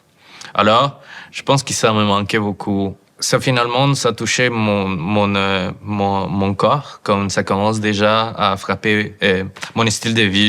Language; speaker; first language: French; non-native, fluent; Spanish